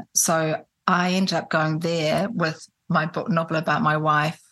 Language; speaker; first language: English; native; English